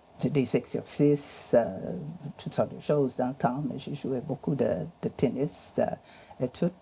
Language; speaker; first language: French; non-native, fluent; English